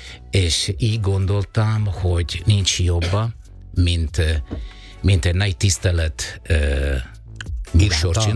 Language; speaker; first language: Hungarian; non-native, fluent; Italian